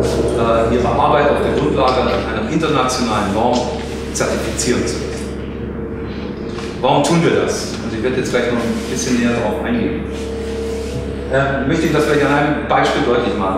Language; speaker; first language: German; native; German